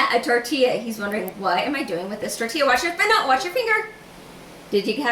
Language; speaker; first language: English; native; English